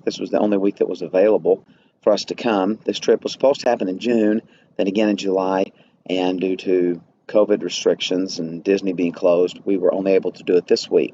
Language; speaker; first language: English; native; English